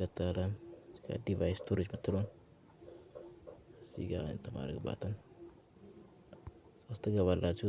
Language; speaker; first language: Amharic; native; Amharic